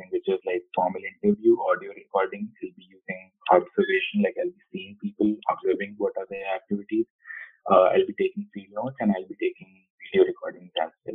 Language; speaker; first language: English; non-native, local second language; Hindi